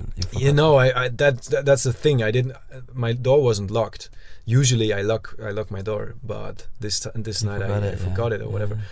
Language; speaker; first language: English; non-native, fluent; German